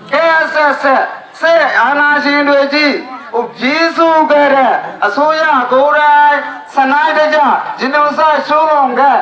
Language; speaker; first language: Burmese; non-native, local second language; Rohingya